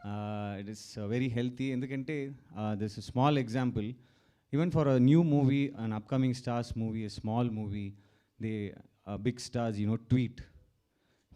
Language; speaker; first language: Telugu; non-native, learner; Tamil